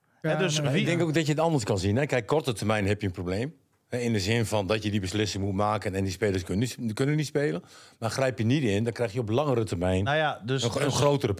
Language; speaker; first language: Dutch; native; Dutch